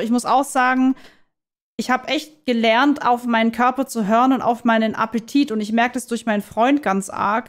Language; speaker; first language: German; native; German